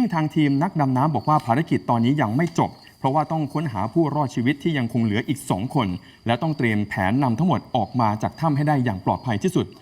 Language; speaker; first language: Thai; native; Thai